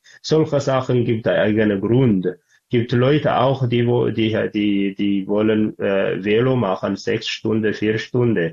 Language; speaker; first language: German; non-native, learner; Tigrinya